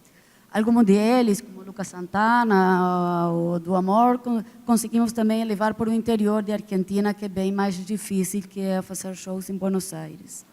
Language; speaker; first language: Portuguese; non-native, fluent; Spanish